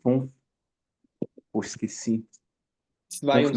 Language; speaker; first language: German; non-native, learner; Portuguese